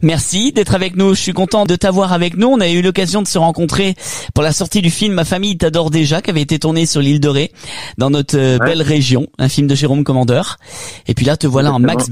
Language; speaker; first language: French; native; French